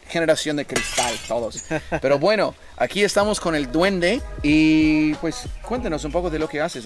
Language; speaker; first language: Spanish; non-native, fluent; English